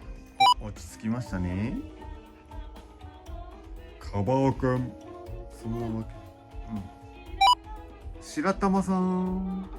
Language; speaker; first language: Japanese; native; Japanese